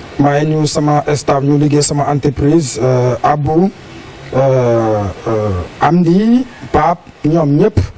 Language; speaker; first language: Wolof; non-native, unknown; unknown